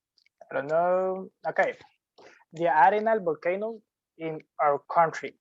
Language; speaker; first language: English; non-native, learner; Spanish